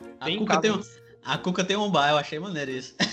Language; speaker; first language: Portuguese; native; Portuguese